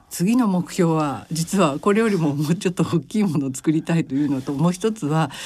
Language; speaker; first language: Japanese; native; Japanese